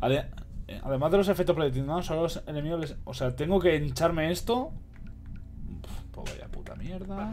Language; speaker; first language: Spanish; native; Spanish